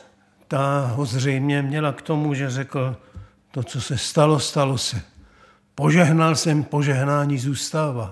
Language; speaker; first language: Czech; native; Czech